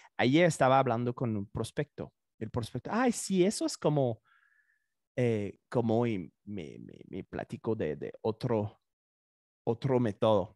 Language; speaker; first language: Spanish; non-native, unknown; French